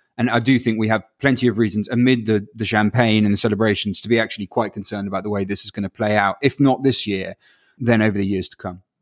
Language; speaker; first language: English; early bilingual, other home language; Spanish